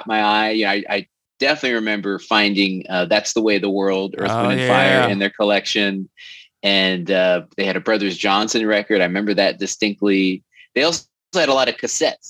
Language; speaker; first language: English; native; English